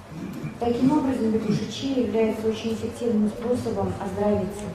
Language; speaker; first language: Russian; native; Russian